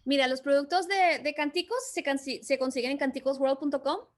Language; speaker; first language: Spanish; early bilingual, other home language; English